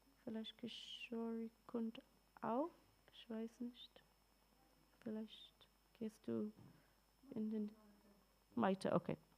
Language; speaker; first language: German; non-native, learner; English